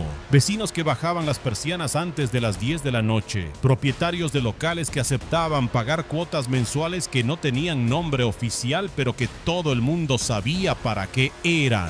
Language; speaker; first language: Spanish; native; Spanish